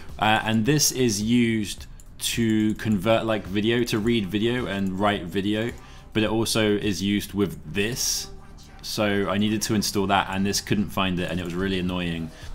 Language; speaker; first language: English; native; English